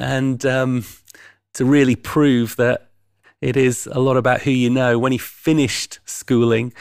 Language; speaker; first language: English; native; English